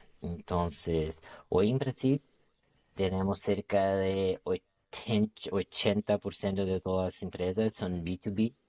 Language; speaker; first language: Spanish; non-native, local second language; Portuguese